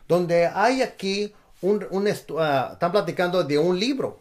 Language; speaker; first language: Spanish; native; Spanish